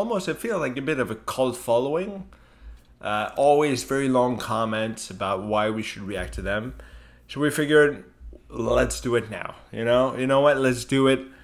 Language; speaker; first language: English; native; English